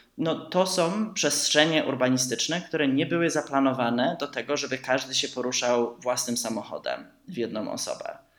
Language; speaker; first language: Polish; early bilingual, heritage; Polish